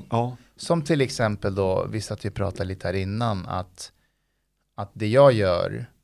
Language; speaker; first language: Swedish; early bilingual, other home language; Persian